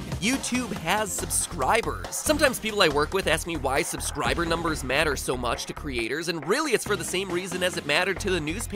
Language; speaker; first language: English; native; English